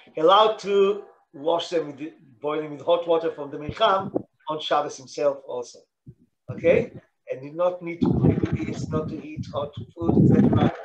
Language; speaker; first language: English; non-native, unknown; Hebrew